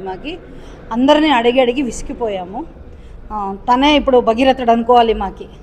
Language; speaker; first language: Telugu; native; Telugu